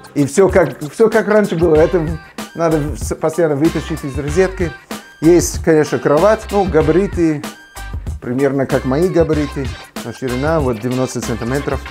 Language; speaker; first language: Russian; non-native, fluent; English